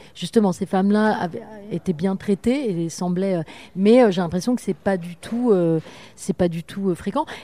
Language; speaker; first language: French; native; French